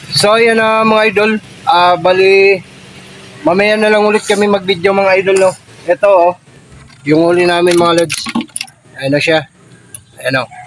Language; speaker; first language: Filipino; native; Filipino